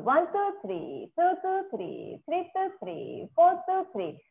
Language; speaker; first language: English; non-native, fluent; Japanese